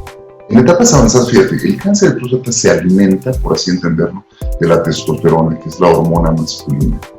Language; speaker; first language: Spanish; native; Spanish